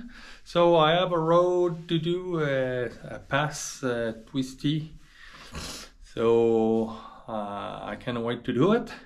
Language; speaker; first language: English; non-native, learner; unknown